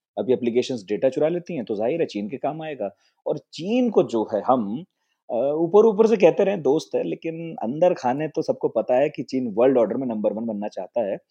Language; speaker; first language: Hindi; native; Hindi